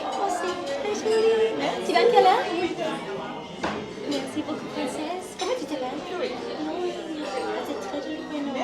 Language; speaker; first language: French; non-native, learner; English